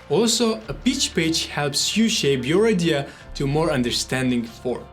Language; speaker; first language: English; non-native, fluent; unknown